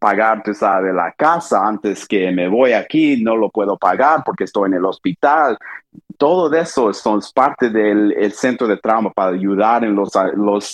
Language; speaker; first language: Spanish; early bilingual, heritage; Spanish